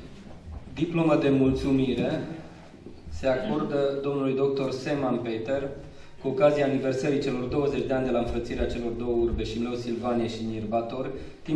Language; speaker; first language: Romanian; native; Romanian